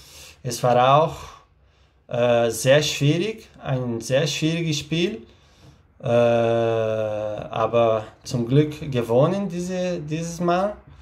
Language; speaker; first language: German; non-native, learner; Portuguese